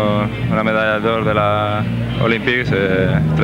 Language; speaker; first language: French; non-native, learner; Spanish